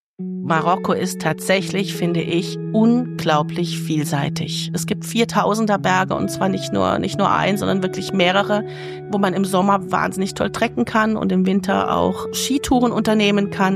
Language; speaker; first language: German; native; German